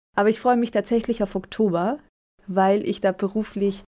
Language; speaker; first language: German; early bilingual, other home language; Spanish